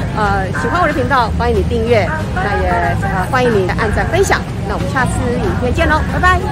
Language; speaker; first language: Chinese; native; Chinese